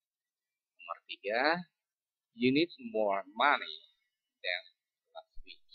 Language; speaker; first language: English; non-native, fluent; Indonesian